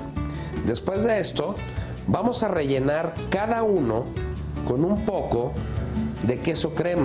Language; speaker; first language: Spanish; native; Spanish